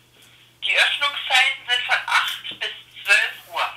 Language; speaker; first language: German; native; German